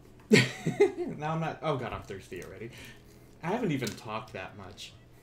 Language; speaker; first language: English; native; English